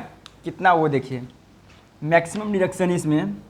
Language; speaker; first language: Hindi; native; Hindi